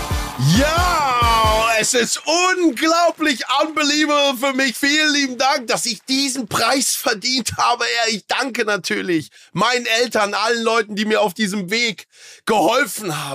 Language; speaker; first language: German; native; German